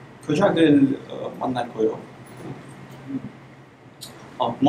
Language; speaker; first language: Korean; non-native, learner; Uzbek